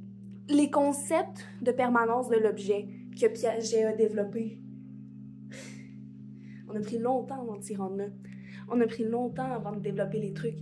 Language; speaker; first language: French; native; French